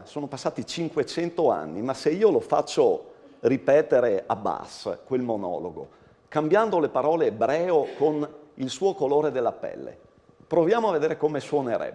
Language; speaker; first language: Italian; native; Italian